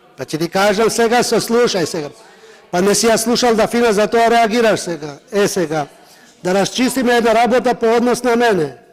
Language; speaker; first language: Macedonian; non-native, local second language; Albanian